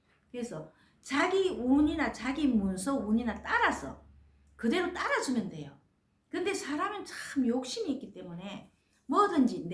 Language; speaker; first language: Korean; native; Korean